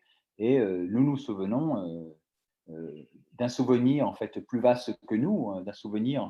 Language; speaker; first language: French; native; French